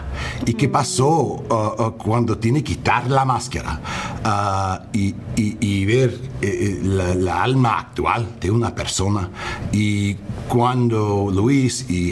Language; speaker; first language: Spanish; early bilingual, heritage; English